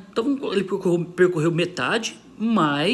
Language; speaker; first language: Portuguese; native; Portuguese